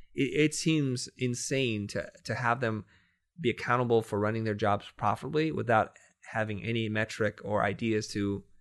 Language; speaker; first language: English; native; English